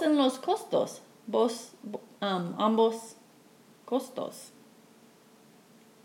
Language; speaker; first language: Spanish; non-native, learner; English